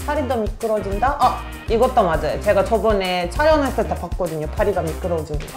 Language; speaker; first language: Korean; non-native, fluent; Turkish